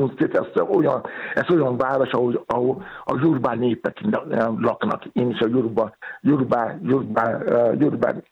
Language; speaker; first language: Hungarian; non-native, learner; Yoruba